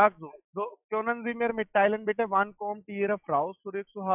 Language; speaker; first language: German; non-native, learner; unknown